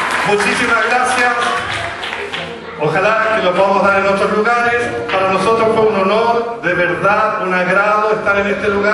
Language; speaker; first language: Spanish; native; Spanish